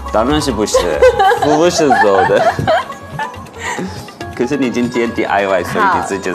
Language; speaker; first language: Chinese; non-native, fluent; Turkish